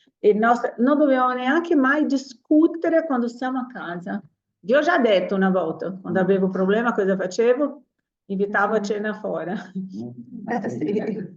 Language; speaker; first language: Italian; non-native, fluent; Portuguese